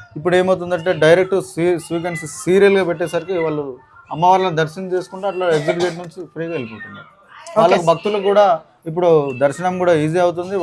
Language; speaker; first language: Telugu; non-native, local second language; Koya